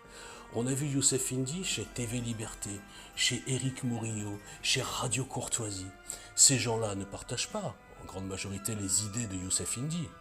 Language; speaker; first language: French; native; French